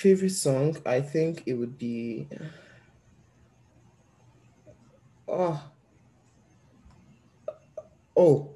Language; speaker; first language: English; non-native, local second language; Yoruba